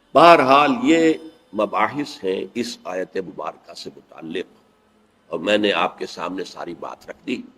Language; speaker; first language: Urdu; native; Urdu